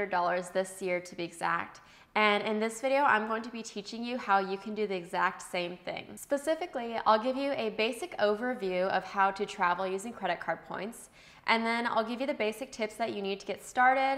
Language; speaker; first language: English; native; English